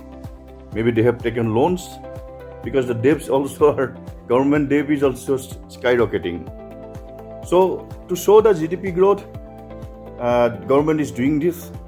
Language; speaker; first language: English; non-native, local second language; Assamese